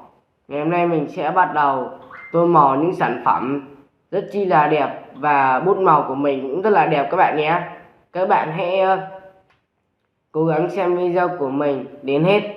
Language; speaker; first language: Vietnamese; native; Vietnamese